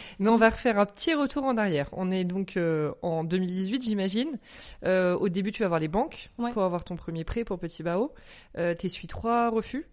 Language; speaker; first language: French; native; French